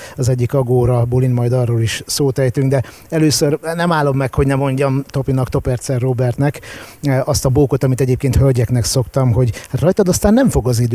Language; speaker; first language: Hungarian; native; Hungarian